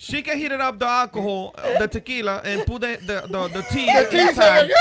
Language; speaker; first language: English; non-native, learner; Spanish